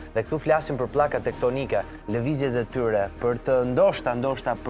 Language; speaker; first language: Albanian; native; Albanian